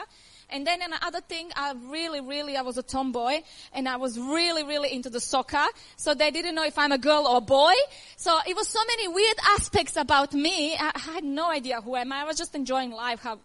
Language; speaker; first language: English; non-native, learner; Croatian